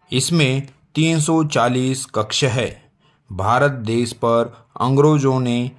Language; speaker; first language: Hindi; non-native, local second language; Marathi